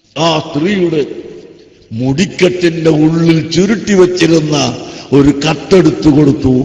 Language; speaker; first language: Malayalam; native; Malayalam